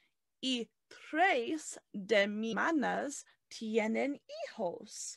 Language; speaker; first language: Spanish; non-native, learner; English